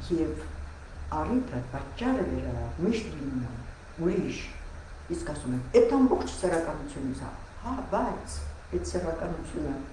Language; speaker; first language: Armenian; non-native, local second language; Russian